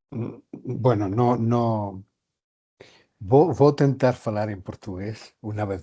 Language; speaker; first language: Portuguese; non-native, learner; Galician